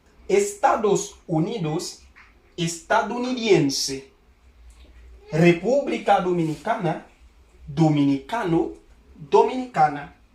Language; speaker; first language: Spanish; non-native, fluent; Haitian Creole